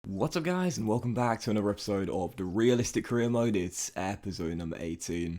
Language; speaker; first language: English; native; English